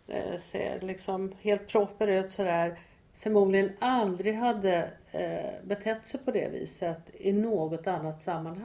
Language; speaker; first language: Swedish; native; Swedish